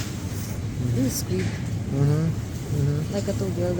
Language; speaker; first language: English; non-native, learner; Russian